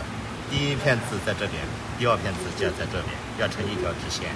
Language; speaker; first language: Chinese; native; Chinese